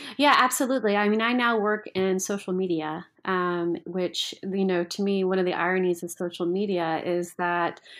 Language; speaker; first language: English; native; English